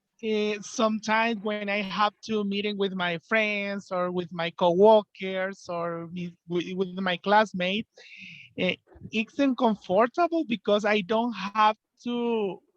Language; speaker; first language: English; non-native, learner; Spanish